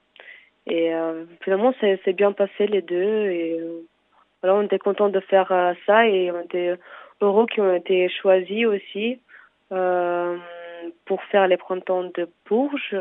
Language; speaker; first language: French; early bilingual, other home language; Armenian